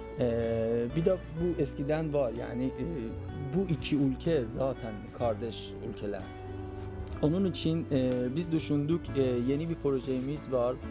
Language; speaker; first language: Turkish; non-native, fluent; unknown